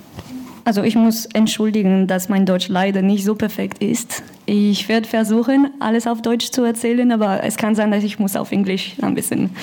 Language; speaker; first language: German; non-native, learner; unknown